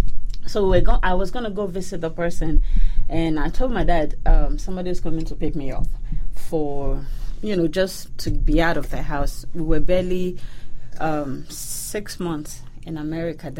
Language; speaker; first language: English; non-native, local second language; Yoruba